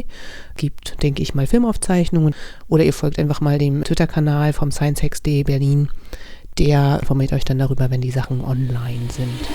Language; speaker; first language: German; native; German